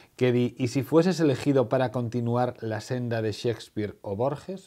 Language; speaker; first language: Spanish; native; Spanish